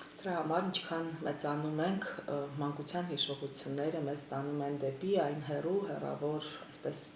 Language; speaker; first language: Armenian; native; Armenian